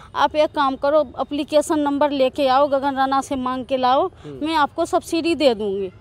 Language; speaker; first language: Hindi; native; Hindi